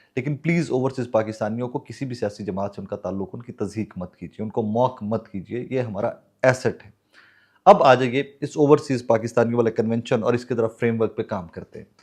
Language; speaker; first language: Urdu; non-native, local second language; Punjabi